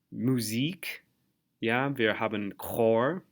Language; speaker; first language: German; non-native, fluent; English